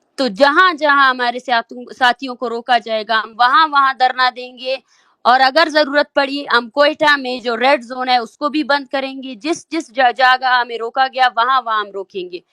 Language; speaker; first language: Urdu; non-native, local second language; Baluchi